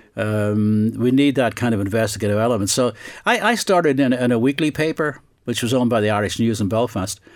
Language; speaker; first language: English; native; English